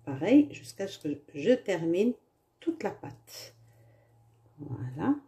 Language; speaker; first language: French; non-native, local second language; Arabic